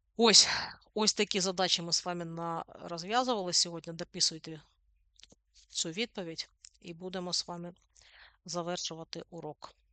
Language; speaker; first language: Ukrainian; non-native, local second language; Russian